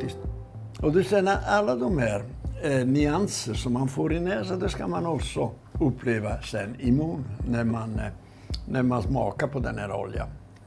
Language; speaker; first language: Swedish; non-native, fluent; Italian